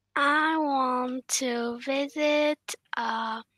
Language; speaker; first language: English; non-native, learner; Vietnamese